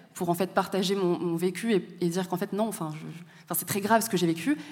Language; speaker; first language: French; native; French